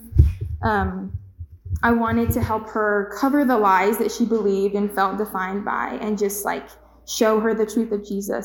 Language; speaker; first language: English; native; English